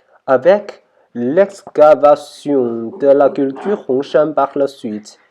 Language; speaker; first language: French; non-native, learner; Chinese